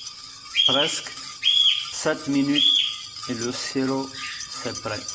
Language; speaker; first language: French; non-native, learner; Arabic